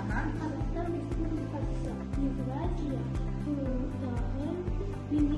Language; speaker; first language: Kazakh; non-native, learner; Russian